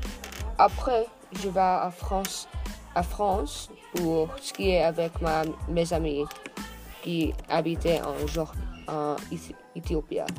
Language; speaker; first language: French; non-native, learner; English